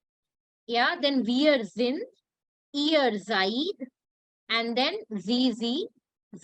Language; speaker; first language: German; non-native, learner; Hindi